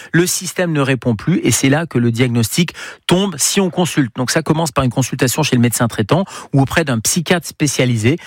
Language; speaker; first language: French; native; French